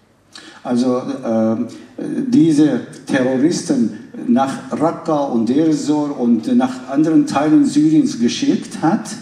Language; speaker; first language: German; non-native, fluent; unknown